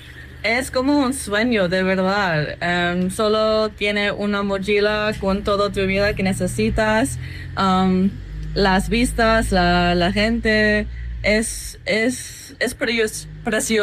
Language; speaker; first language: Spanish; non-native, learner; English